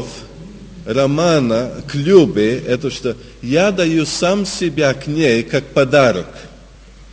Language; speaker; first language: Russian; early bilingual, heritage; Russian